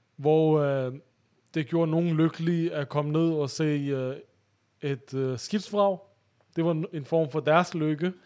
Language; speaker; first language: Danish; early bilingual, other home language; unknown